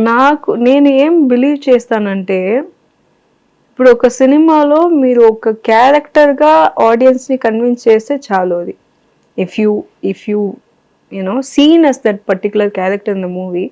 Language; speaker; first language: Telugu; non-native, learner; Tamil